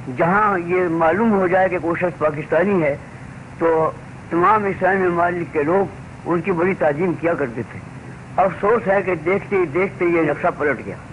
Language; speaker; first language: Urdu; native; Urdu